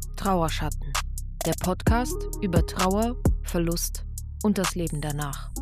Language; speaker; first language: German; early bilingual, other home language; Polish